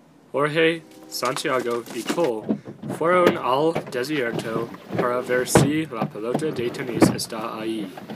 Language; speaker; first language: Spanish; non-native, learner; English